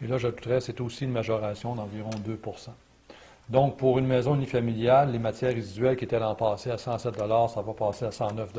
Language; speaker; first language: French; native; French